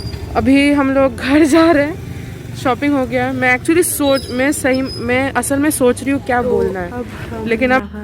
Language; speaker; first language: Hindi; non-native, local second language; Bangla